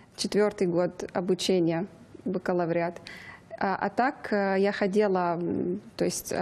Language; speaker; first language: Russian; non-native, fluent; Persian